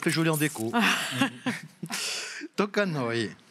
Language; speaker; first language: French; native; French